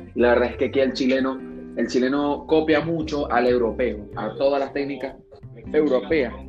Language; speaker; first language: Spanish; native; Spanish